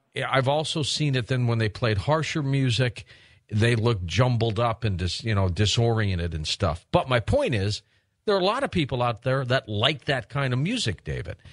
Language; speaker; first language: English; native; English